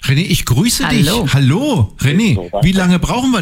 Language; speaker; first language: German; native; German